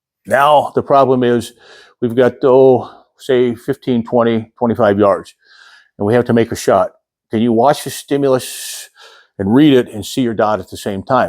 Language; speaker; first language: English; native; English